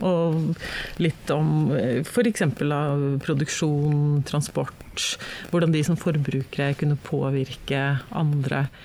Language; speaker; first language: Norwegian; native; Norwegian